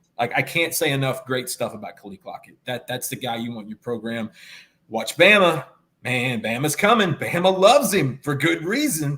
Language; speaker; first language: English; native; English